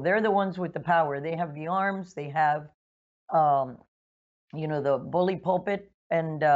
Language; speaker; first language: English; early bilingual, other home language; Spanish